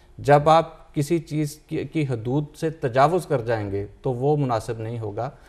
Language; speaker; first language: Urdu; native; Urdu